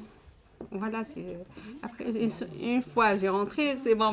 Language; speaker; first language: French; non-native, learner; Arabic